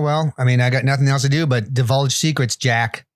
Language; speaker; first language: English; native; English